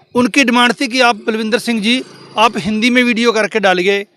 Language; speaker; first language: Hindi; non-native, local second language; Punjabi